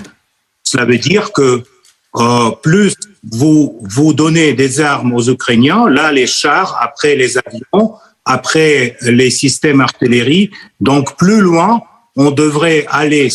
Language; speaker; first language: French; non-native, fluent; Russian